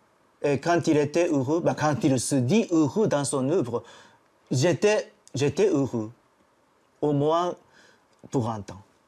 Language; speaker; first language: French; non-native, fluent; Japanese